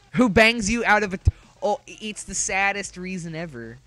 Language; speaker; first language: English; native; English